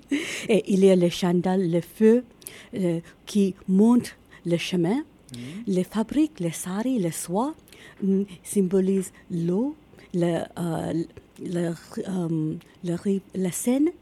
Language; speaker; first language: French; non-native, learner; Japanese